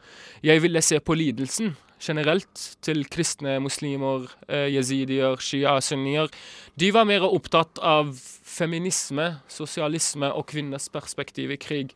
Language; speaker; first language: Norwegian; early bilingual, other home language; Arabic